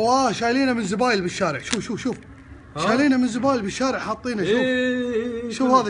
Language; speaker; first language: Arabic; native; Arabic